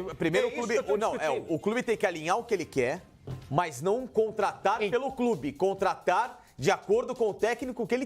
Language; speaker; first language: Portuguese; native; Portuguese